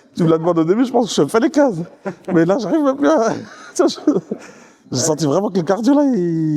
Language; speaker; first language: French; native; French